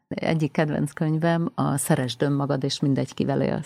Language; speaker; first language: Hungarian; native; Hungarian